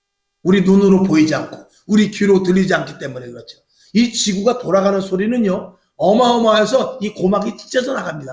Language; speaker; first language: Korean; native; Korean